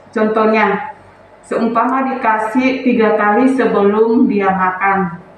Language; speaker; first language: Indonesian; native; Indonesian